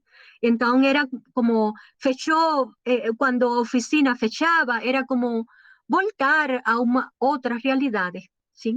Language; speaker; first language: Portuguese; non-native, learner; Spanish